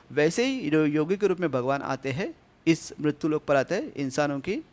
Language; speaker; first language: Hindi; non-native, local second language; Marathi